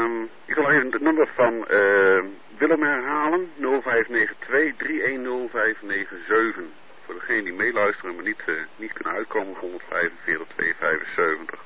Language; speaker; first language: Dutch; native; Dutch